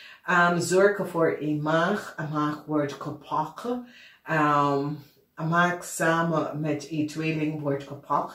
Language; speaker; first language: Dutch; non-native, fluent; English